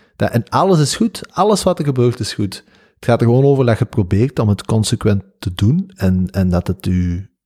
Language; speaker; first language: Dutch; native; Dutch